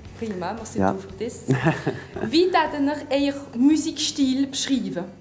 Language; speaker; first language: German; non-native, local second language; Swiss German